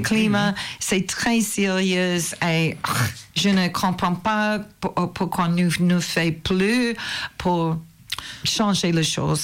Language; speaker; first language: French; non-native, learner; English